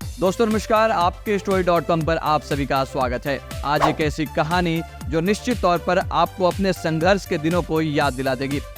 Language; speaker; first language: Hindi; native; Hindi